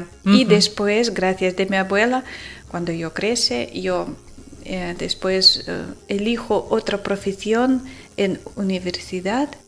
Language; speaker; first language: Spanish; non-native, learner; Ukrainian